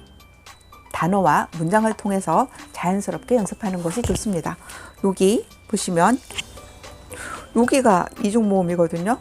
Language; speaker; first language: Korean; native; Korean